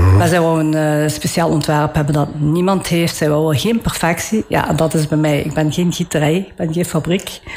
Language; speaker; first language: Dutch; early bilingual, other home language; Italian